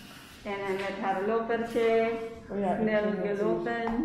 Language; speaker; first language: Dutch; non-native, learner; Filipino